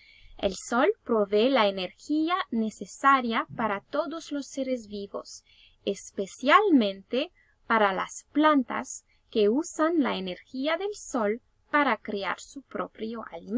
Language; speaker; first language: Spanish; early bilingual, heritage; Spanish